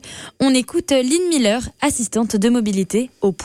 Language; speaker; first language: French; native; French